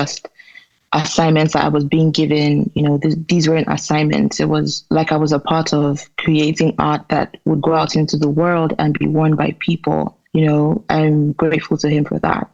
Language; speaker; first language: English; non-native, local second language; Igbo